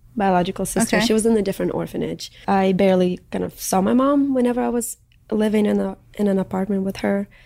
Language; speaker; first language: English; early bilingual, other home language; Russian